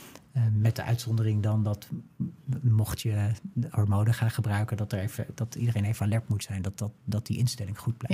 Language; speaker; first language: Dutch; native; Dutch